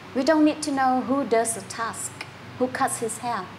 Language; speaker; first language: English; non-native, fluent; Vietnamese